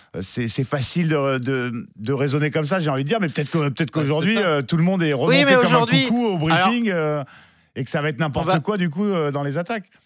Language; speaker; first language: French; native; French